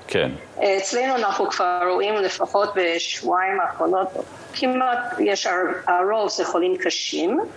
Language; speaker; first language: Hebrew; non-native, fluent; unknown